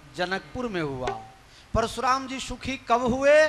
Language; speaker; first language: Hindi; non-native, local second language; Gujarati